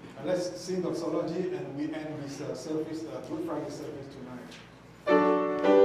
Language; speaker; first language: English; non-native, fluent; Indonesian